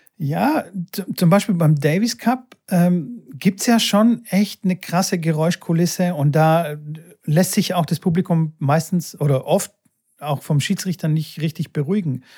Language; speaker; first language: German; early bilingual, other home language; Bulgarian